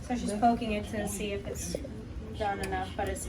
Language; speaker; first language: English; native; English